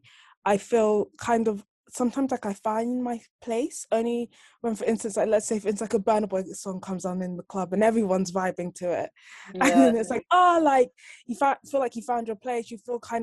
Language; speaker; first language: English; native; English